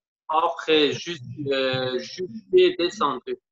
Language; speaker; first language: French; non-native, learner; Kurdish